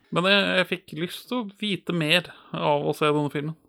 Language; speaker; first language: Norwegian; native; Norwegian